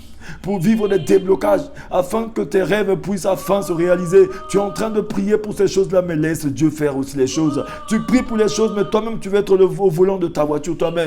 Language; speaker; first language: French; non-native, local second language; Lingala